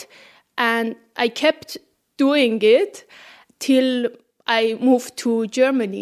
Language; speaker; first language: English; non-native, fluent; Persian